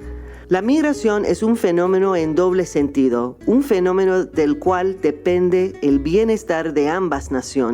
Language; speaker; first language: Spanish; non-native, fluent; English